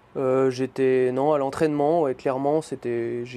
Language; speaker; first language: French; native; French